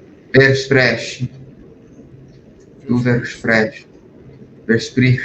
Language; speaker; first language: German; non-native, learner; Portuguese